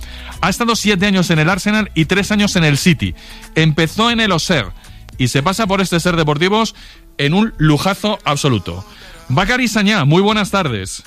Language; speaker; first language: Spanish; native; Spanish